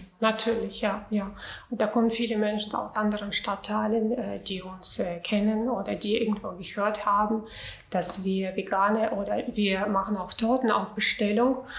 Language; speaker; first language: German; non-native, fluent; Russian